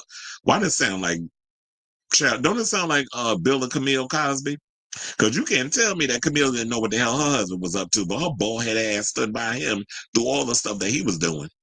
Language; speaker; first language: English; native; English